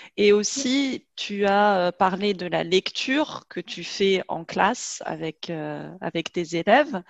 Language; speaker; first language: French; native; French